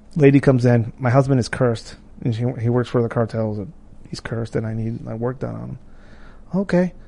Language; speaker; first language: English; non-native, fluent; Spanish